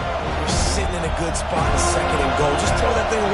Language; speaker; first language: English; native; English